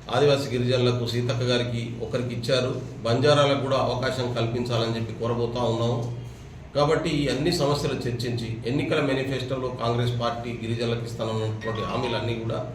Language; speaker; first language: Telugu; non-native, local second language; Lambadi